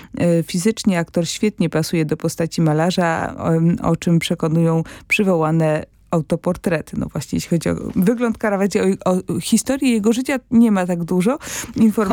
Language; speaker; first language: Polish; native; Polish